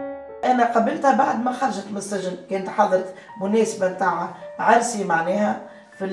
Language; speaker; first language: Arabic; native; Arabic